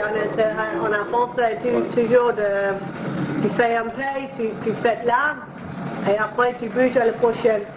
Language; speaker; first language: French; non-native, learner; English